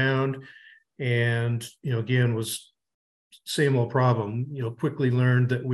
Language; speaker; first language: English; native; English